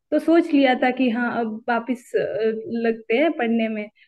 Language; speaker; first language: Hindi; native; Hindi